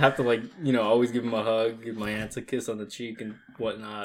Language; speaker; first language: English; early bilingual, other home language; Spanish